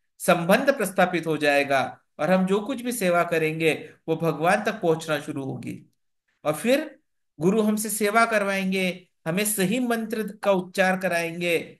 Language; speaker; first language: Hindi; non-native, local second language; Marathi